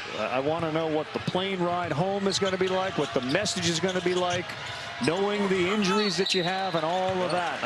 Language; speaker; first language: English; native; English